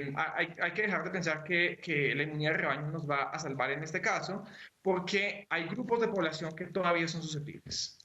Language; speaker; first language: Spanish; native; Spanish